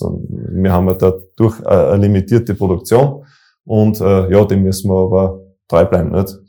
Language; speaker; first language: German; native; German